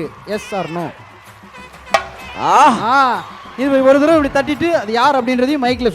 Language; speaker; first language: Tamil; native; Tamil